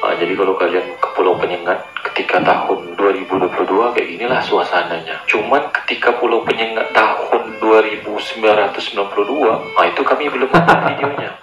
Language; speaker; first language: Malay; native; Malay